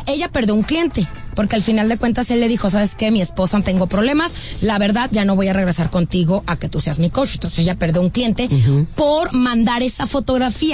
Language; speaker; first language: Spanish; native; Spanish